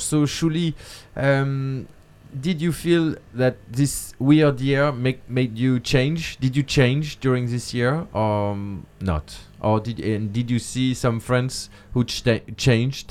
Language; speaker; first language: English; non-native, fluent; French